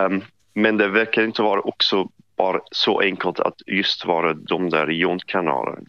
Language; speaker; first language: Swedish; non-native, fluent; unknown